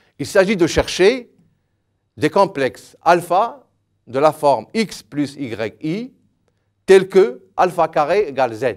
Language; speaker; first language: French; non-native, local second language; Arabic